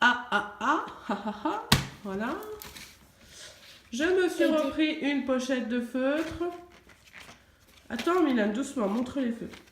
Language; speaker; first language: French; native; French